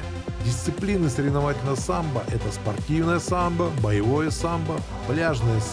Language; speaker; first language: Russian; native; Russian